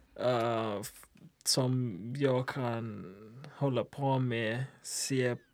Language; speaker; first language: Swedish; non-native, local second language; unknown